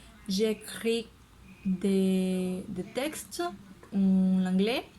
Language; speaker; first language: French; non-native, learner; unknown